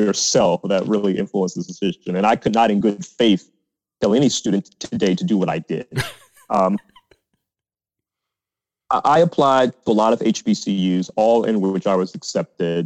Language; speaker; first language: English; native; English